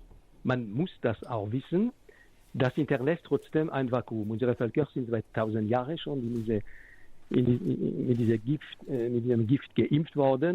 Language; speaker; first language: German; non-native, fluent; French